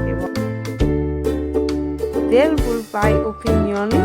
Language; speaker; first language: French; non-native, learner; Haitian Creole